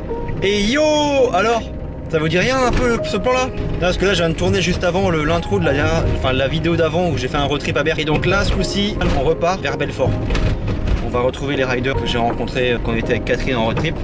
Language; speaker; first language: French; native; French